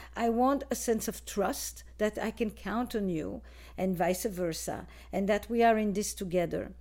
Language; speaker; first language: English; non-native, fluent; Dutch